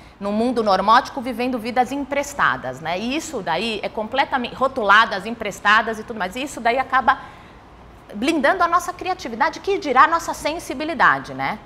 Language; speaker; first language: Portuguese; early bilingual, other home language; Spanish